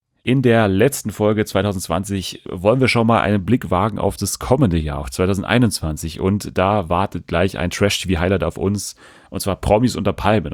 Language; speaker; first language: German; native; German